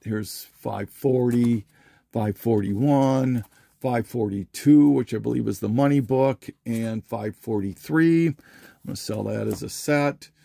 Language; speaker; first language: English; native; English